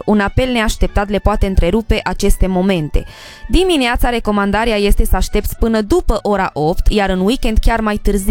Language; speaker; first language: Romanian; native; Romanian